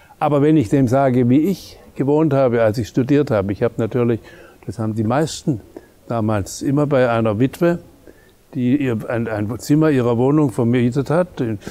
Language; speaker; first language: German; native; German